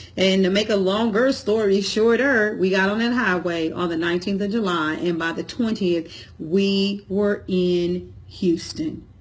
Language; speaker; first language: English; native; English